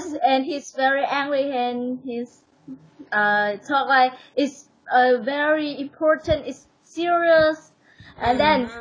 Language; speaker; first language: English; non-native, learner; Vietnamese